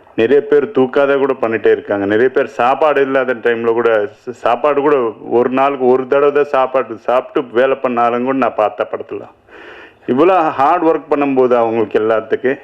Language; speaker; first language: Tamil; non-native, learner; Telugu